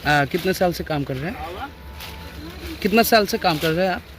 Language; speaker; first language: Hindi; non-native, local second language; Bangla